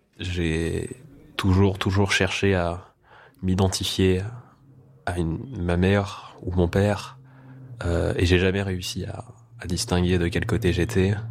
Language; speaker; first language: French; native; French